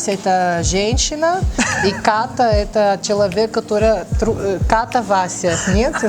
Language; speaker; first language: Russian; non-native, learner; Portuguese